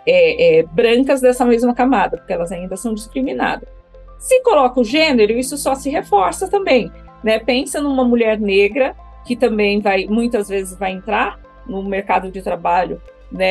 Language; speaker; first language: Portuguese; native; Portuguese